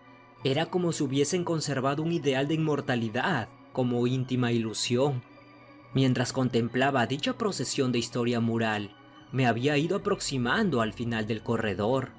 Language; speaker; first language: Spanish; native; Spanish